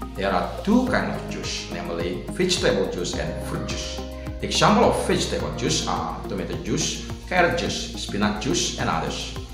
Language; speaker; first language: English; non-native, fluent; Indonesian